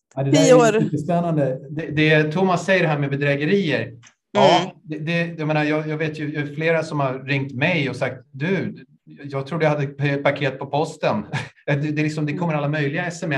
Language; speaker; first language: Swedish; native; Swedish